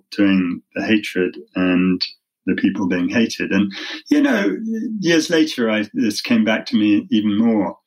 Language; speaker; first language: English; native; English